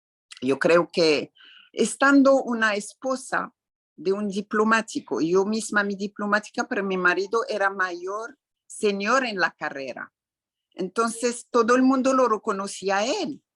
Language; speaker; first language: Spanish; non-native, fluent; Arabic